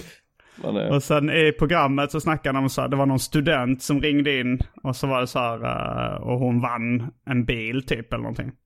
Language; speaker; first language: Swedish; native; Swedish